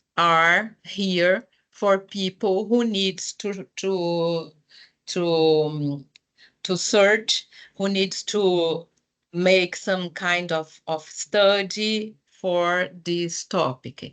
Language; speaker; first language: English; non-native, fluent; Portuguese